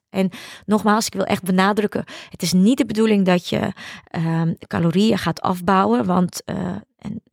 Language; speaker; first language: Dutch; early bilingual, other home language; Ukrainian